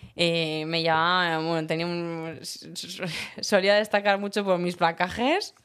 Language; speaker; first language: Spanish; early bilingual, other home language; Berber languages